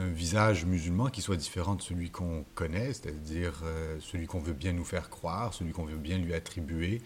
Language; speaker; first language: French; native; French